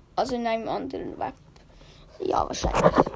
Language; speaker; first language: German; native; German